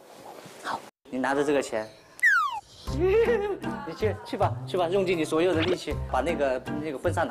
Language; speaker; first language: Chinese; native; Chinese